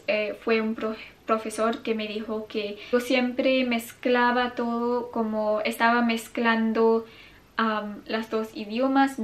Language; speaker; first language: Spanish; non-native, fluent; English